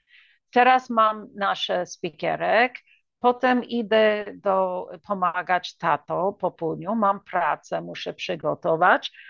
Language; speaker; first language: Polish; early bilingual, heritage; English